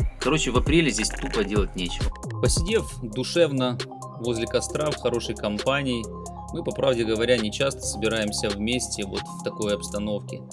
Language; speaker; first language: Russian; native; Russian